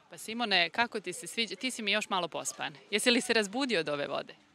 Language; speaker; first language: Serbian; native; Serbian